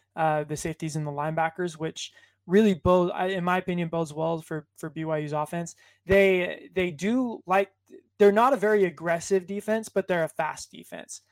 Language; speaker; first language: English; native; English